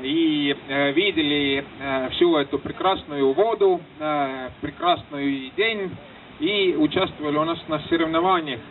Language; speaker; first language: Russian; non-native, fluent; Estonian